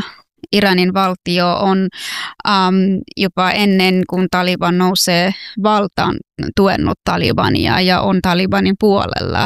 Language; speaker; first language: Finnish; non-native, fluent; Persian